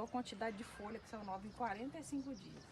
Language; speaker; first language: Portuguese; native; Portuguese